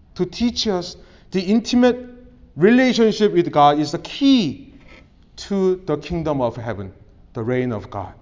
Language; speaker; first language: English; non-native, fluent; Korean